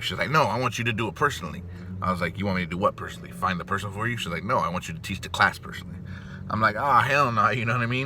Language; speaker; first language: English; native; English